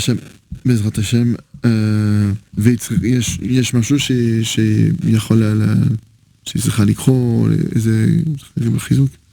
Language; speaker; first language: Hebrew; non-native, fluent; French